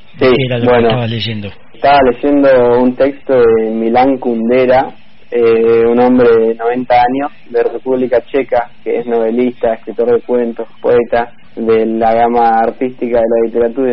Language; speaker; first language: Spanish; native; Spanish